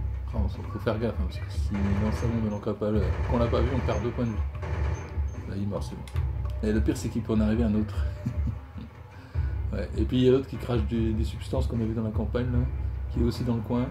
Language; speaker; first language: French; native; French